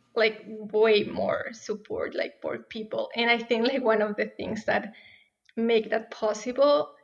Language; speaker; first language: English; non-native, fluent; Spanish